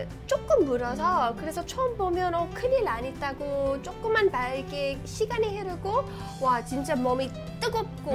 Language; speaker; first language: Korean; non-native, learner; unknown